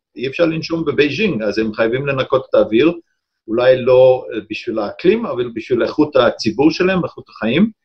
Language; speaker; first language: Hebrew; non-native, fluent; English